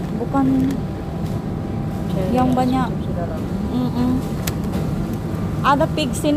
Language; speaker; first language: Indonesian; non-native, learner; Filipino